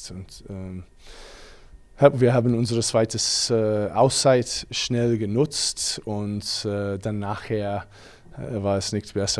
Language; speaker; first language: German; non-native, fluent; English